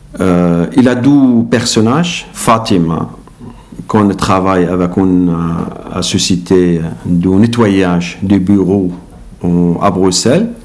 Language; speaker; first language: French; non-native, learner; Arabic